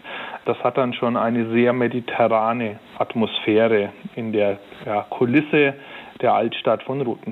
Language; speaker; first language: German; native; German